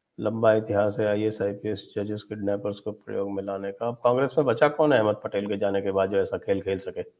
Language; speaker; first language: Hindi; native; Hindi